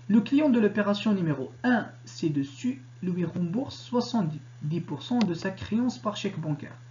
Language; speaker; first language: French; non-native, local second language; Arabic